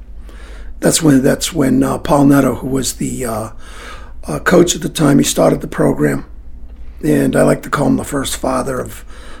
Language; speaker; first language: English; early bilingual, other home language; French